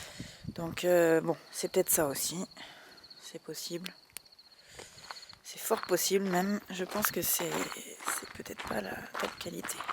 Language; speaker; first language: French; native; French